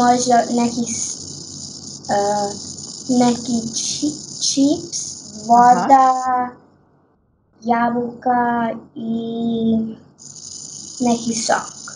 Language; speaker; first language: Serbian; early bilingual, heritage; Serbian